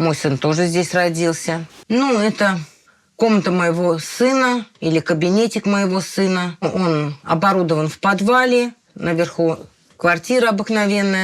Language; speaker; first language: Russian; native; Russian